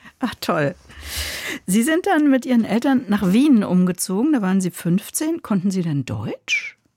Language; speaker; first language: German; native; German